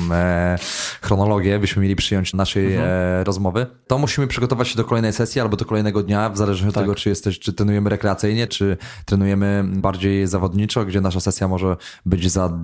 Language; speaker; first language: Polish; native; Polish